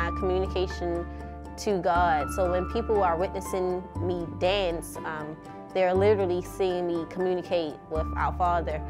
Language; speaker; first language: English; native; English